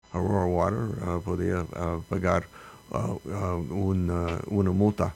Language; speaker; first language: Spanish; non-native, learner; English